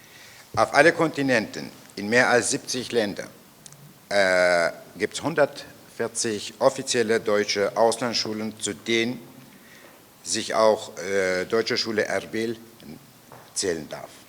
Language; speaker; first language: German; non-native, fluent; Central Kurdish